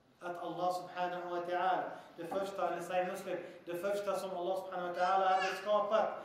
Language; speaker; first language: Swedish; early bilingual, other home language; Arabic